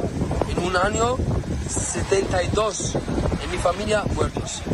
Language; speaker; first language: Spanish; non-native, learner; Arabic